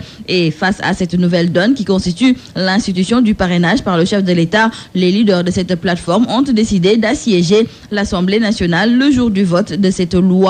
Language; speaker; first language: French; non-native, local second language; Wolof